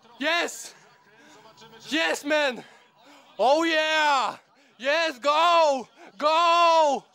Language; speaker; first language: English; non-native, learner; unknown